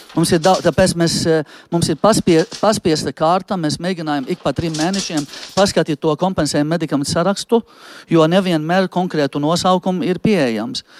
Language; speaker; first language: Latvian; non-native, fluent; Arabic